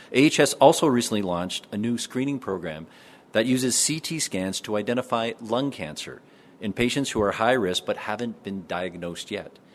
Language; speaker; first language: English; native; English